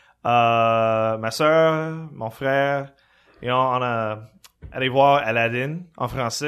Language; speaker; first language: French; early bilingual, heritage; French